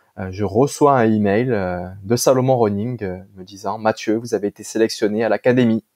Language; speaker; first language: French; native; French